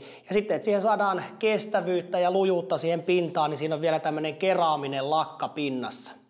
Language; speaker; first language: Finnish; native; Finnish